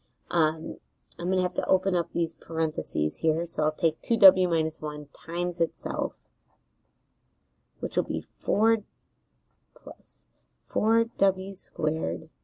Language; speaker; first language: English; native; English